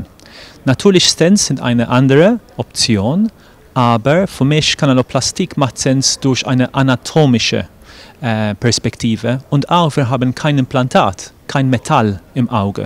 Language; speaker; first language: German; non-native, fluent; English